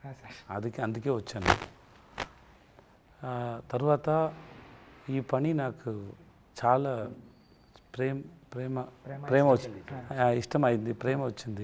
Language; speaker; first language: Telugu; non-native, learner; Tamil